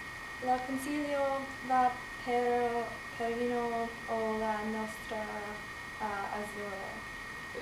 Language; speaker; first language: Italian; non-native, learner; English